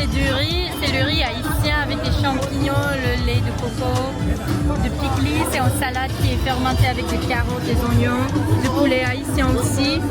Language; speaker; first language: French; non-native, learner; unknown